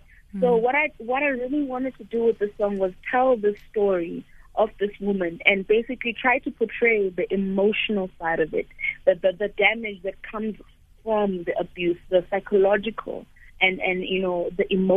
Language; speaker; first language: English; non-native, local second language; Xhosa